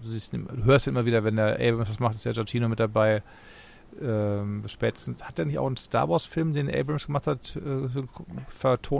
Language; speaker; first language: German; native; German